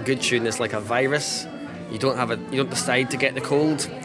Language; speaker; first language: English; native; English